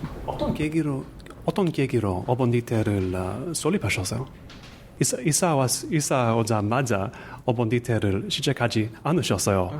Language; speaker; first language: Korean; non-native, learner; English